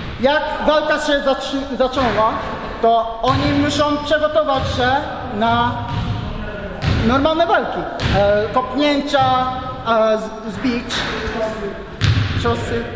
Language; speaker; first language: Polish; non-native, learner; Japanese